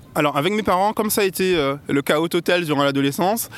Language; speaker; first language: French; native; French